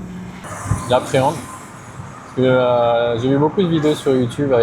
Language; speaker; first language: French; native; French